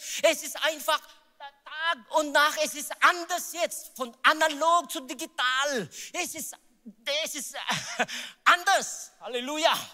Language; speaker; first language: German; non-native, learner; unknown